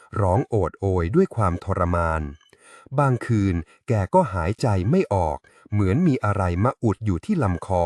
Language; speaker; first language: Thai; native; Thai